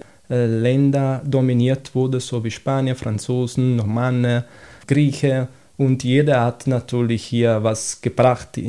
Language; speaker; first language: German; non-native, fluent; Italian